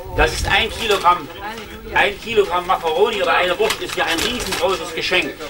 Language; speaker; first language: German; native; German